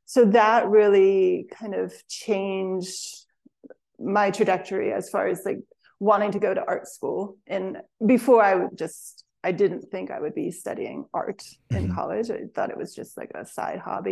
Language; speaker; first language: English; native; English